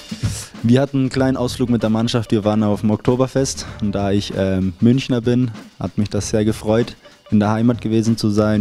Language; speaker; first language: German; native; German